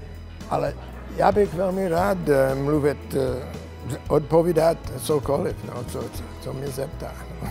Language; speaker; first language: Czech; non-native, learner; English